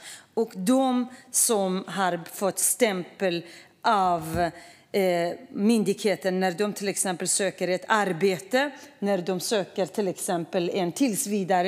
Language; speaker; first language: Swedish; non-native, fluent; Kurdish